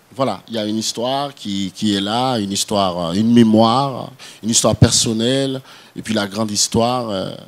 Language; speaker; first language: French; non-native, local second language; Haitian Creole